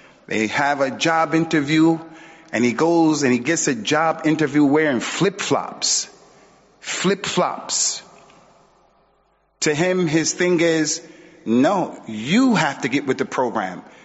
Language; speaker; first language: English; native; English